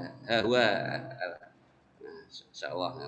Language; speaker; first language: Arabic; non-native, fluent; Indonesian